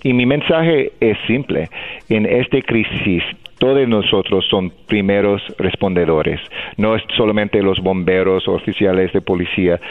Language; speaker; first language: Spanish; non-native, fluent; English